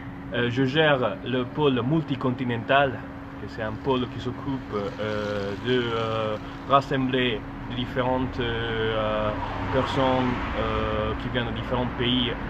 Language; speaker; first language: French; non-native, fluent; Italian